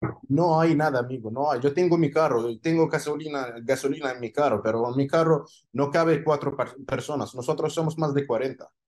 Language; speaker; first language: Spanish; non-native, fluent; Arabic